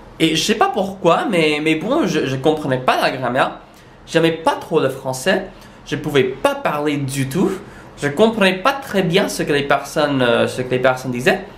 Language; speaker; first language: French; non-native, local second language; English